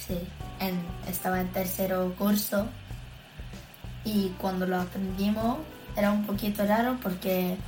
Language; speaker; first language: Spanish; early bilingual, heritage; Spanish